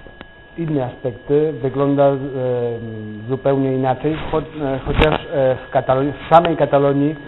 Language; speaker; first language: Polish; non-native, fluent; Catalan